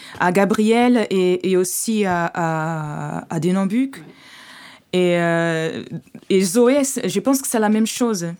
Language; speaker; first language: French; non-native, fluent; Portuguese